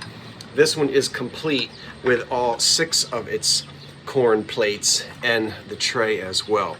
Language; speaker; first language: English; native; English